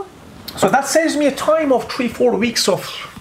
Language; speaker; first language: English; non-native, fluent; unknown